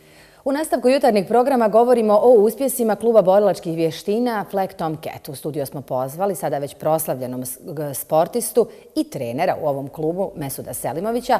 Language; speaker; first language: Serbian; native; Serbian